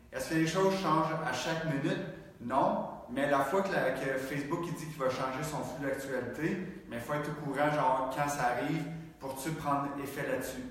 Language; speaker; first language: French; native; French